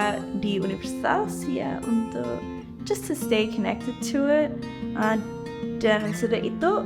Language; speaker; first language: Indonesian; early bilingual, heritage; English